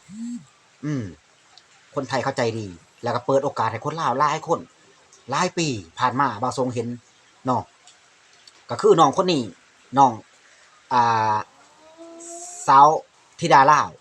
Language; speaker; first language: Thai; non-native, local second language; Lao